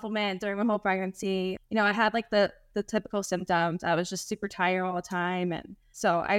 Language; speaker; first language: English; native; English